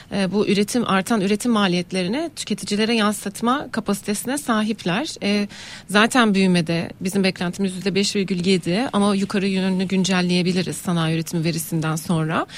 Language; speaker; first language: Turkish; native; Turkish